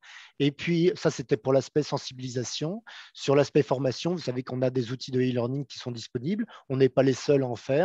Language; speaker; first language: French; native; French